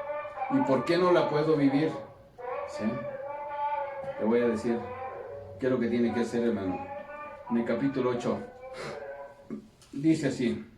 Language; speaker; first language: Spanish; native; Spanish